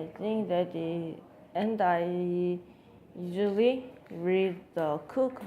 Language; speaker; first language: English; non-native, learner; Korean